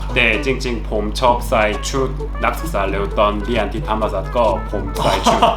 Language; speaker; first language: Thai; non-native, learner; Korean